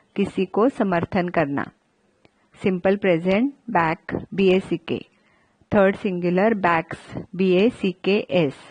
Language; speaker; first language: Hindi; non-native, local second language; Marathi